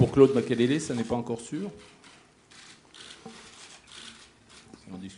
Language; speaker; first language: French; native; French